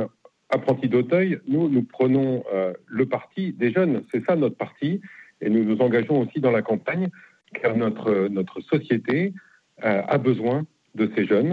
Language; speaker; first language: French; native; French